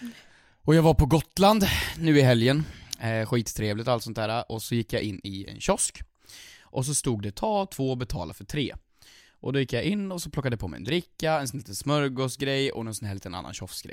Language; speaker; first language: Swedish; native; Swedish